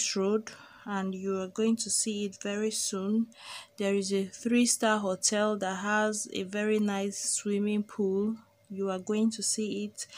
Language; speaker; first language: English; non-native, local second language; Igbo